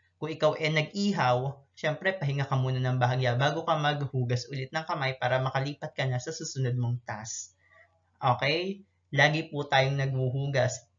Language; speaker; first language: Filipino; native; Filipino